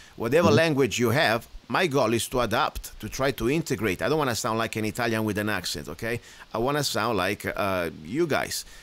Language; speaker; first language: English; non-native, fluent; Italian